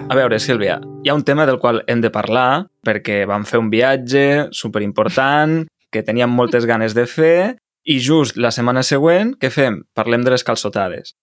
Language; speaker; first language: Catalan; native; Catalan